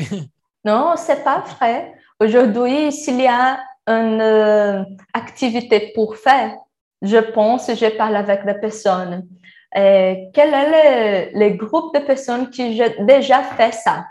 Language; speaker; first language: French; non-native, learner; Portuguese